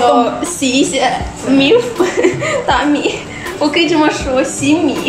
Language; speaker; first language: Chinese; non-native, fluent; Russian